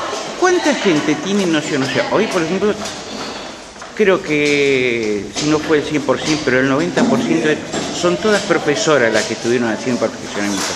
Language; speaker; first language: Spanish; native; Spanish